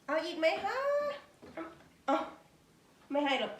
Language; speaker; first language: Dutch; non-native, learner; Thai